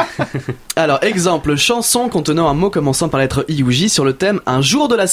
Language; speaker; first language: French; native; French